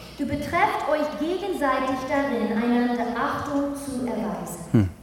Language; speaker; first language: German; non-native, fluent; English